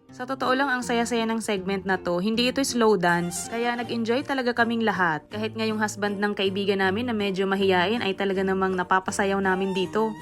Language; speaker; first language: Filipino; native; Filipino